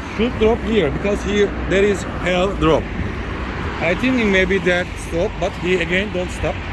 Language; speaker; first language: English; non-native, learner; Turkish